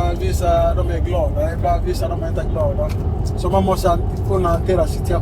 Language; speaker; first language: Swedish; non-native, fluent; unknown